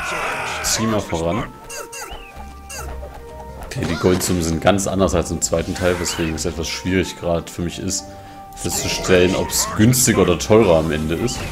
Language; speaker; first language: German; native; German